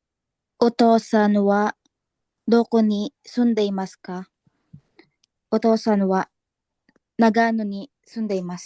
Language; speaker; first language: Japanese; non-native, learner; Filipino